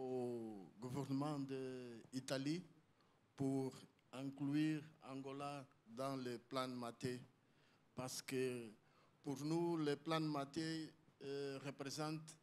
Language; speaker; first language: French; non-native, learner; Portuguese